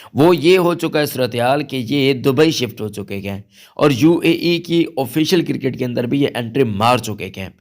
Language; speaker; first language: Urdu; native; Urdu